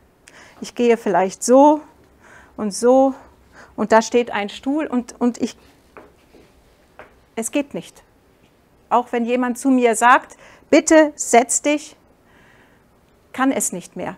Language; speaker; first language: German; non-native, fluent; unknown